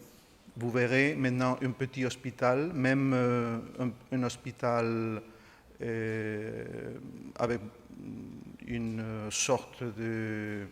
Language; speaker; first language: French; non-native, fluent; Spanish